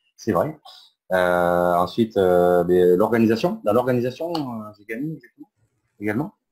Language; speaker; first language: French; native; French